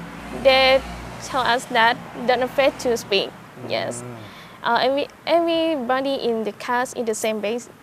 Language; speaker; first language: English; non-native, learner; Thai